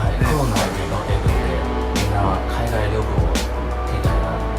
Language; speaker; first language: Japanese; non-native, learner; Chinese